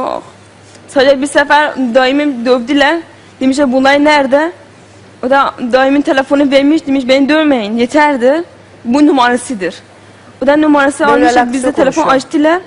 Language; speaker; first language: Turkish; non-native, learner; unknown